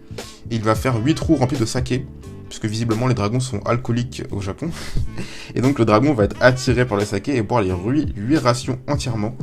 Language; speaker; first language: French; native; French